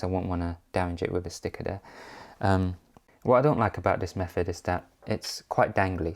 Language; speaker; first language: English; native; English